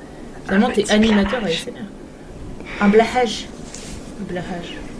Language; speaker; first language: French; native; French